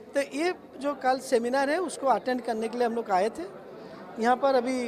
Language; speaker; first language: Hindi; non-native, local second language; Odia